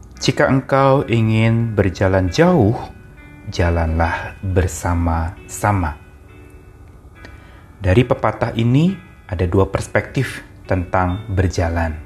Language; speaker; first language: Indonesian; native; Indonesian